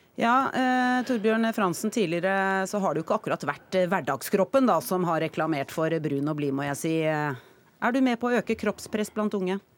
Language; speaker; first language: Norwegian; native; Norwegian